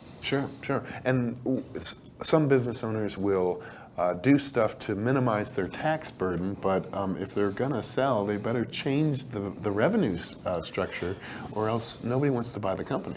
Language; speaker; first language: English; native; English